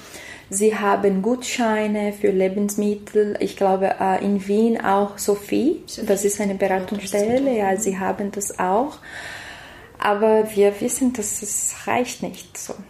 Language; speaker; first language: German; non-native, learner; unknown